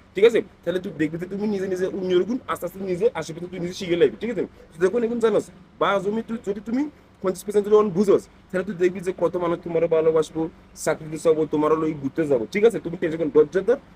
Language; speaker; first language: Bangla; non-native, fluent; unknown